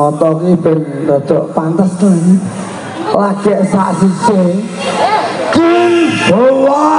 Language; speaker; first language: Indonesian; non-native, local second language; Javanese